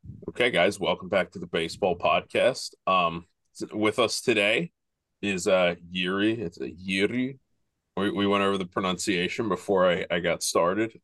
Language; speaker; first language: English; native; English